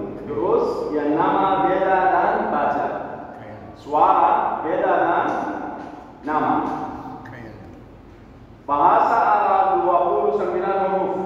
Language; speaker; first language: Indonesian; non-native, learner; Arabic